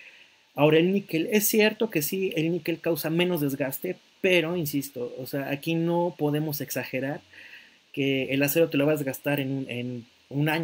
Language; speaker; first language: Spanish; native; Spanish